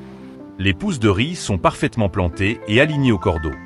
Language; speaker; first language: French; native; French